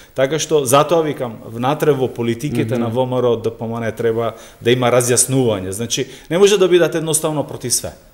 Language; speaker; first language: Macedonian; non-native, local second language; Albanian